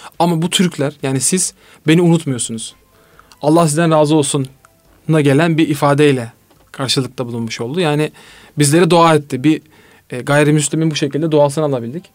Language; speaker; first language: Turkish; native; Turkish